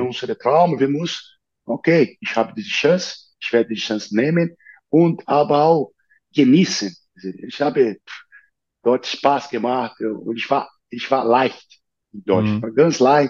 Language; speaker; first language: German; non-native, fluent; Portuguese